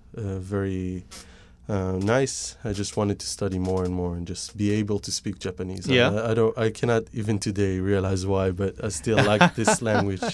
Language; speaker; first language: English; non-native, fluent; Hebrew